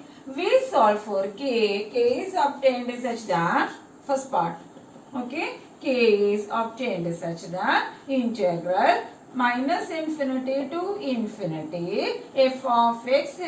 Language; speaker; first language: English; non-native, local second language; Malayalam